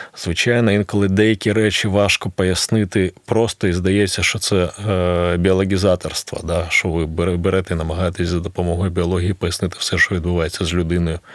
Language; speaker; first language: Ukrainian; non-native, local second language; Russian